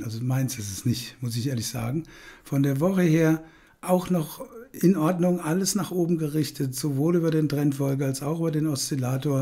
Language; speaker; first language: German; native; German